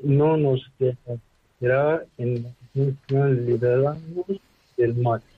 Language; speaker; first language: Spanish; non-native, learner; Persian